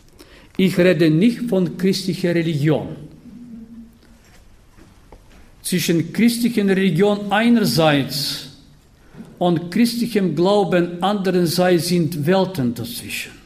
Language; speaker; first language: German; non-native, fluent; Bulgarian